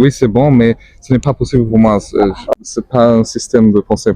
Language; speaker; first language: French; non-native, learner; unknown